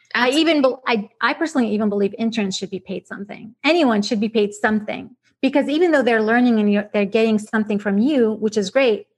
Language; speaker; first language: English; non-native, fluent; Arabic